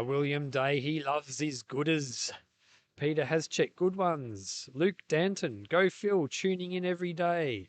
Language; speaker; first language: English; native; English